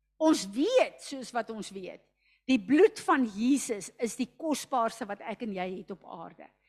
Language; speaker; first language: Afrikaans; native; Afrikaans